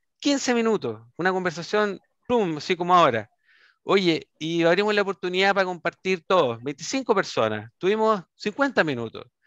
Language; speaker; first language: Spanish; native; Spanish